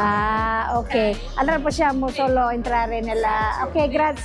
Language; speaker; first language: Italian; non-native, learner; Filipino